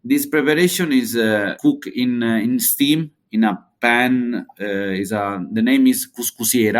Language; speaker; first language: English; non-native, learner; Italian